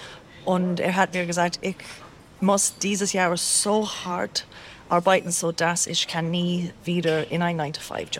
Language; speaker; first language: German; non-native, learner; English